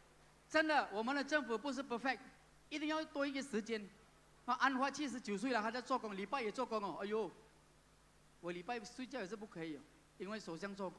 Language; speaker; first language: Chinese; non-native, local second language; Tamil